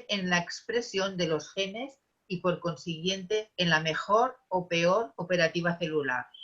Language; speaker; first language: Spanish; native; Spanish